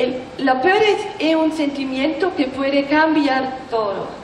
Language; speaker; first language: Spanish; non-native, learner; German